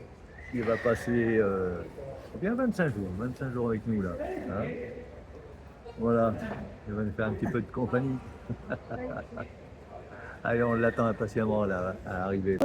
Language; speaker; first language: French; native; French